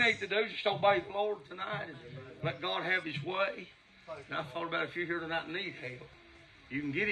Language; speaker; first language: English; native; English